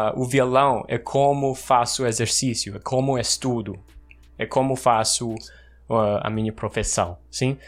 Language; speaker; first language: Portuguese; non-native, learner; English